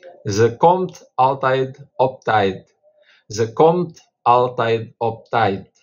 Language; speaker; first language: Dutch; non-native, fluent; Indonesian